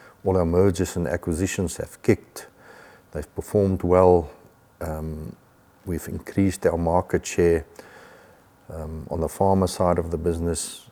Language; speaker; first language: English; non-native, local second language; Afrikaans